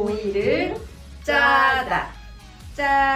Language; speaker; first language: Korean; native; Korean